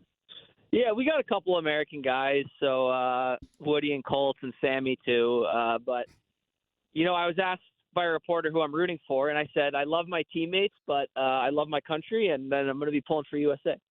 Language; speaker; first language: English; native; English